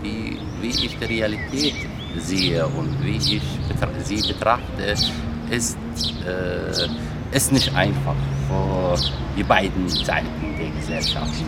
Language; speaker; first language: German; non-native, fluent; Arabic